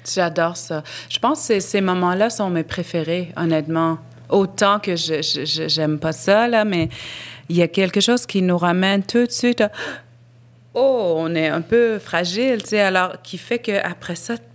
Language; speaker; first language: French; non-native, local second language; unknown